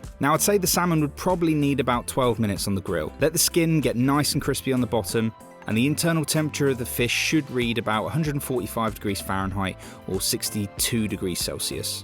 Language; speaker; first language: English; native; English